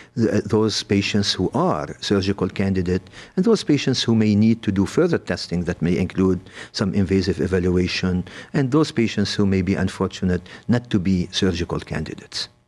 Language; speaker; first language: English; non-native, fluent; Arabic